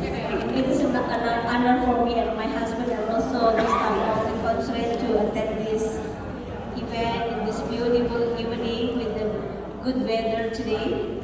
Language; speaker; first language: English; non-native, fluent; Indonesian